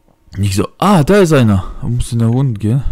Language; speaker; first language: German; non-native, fluent; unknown